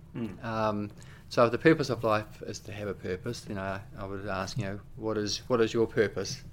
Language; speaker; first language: English; native; English